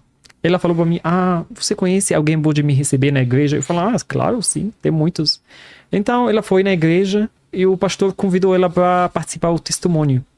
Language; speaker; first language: Portuguese; non-native, fluent; Arabic